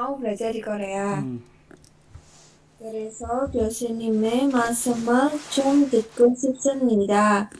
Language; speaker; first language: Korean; non-native, learner; Indonesian